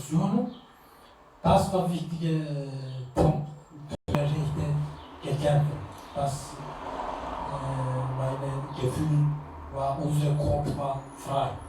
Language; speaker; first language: German; non-native, learner; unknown